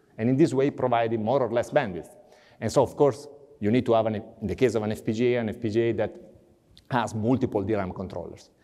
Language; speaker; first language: English; non-native, fluent; Italian